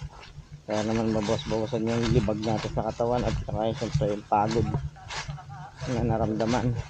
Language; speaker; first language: Filipino; native; Filipino